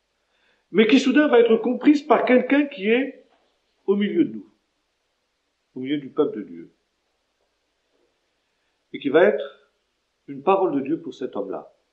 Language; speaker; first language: French; native; French